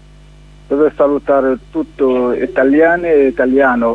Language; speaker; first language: Italian; non-native, learner; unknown